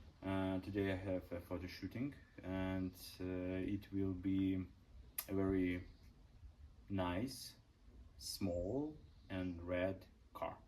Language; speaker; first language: English; non-native, learner; Ukrainian